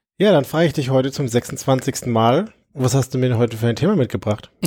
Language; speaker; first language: German; native; German